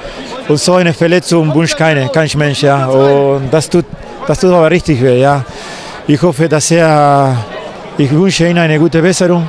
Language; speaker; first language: German; non-native, fluent; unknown